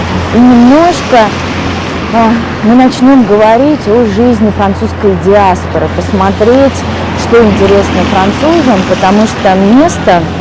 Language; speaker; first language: Russian; native; Russian